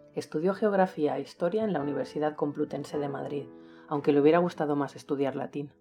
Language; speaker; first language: Spanish; native; Spanish